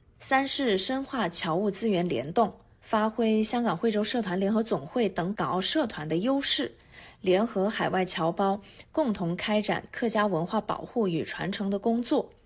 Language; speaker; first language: Chinese; non-native, local second language; Hakka Chinese